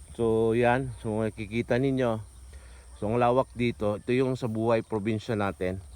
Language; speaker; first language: Filipino; non-native, local second language; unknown